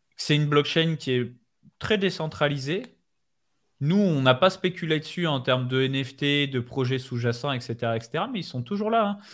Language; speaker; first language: French; native; French